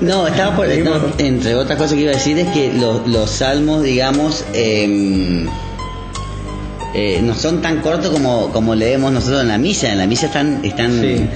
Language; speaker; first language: Spanish; native; Spanish